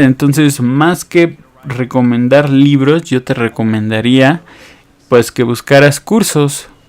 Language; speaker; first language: Spanish; native; Spanish